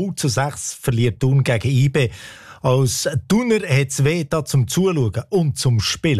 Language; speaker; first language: German; native; German